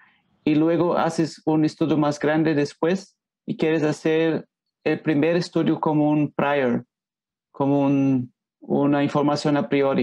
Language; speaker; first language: Spanish; non-native, learner; Portuguese